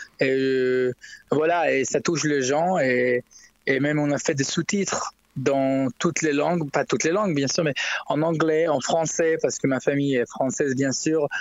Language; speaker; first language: French; non-native, learner; Hebrew